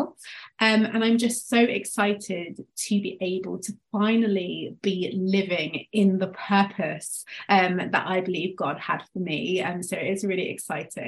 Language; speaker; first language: English; native; English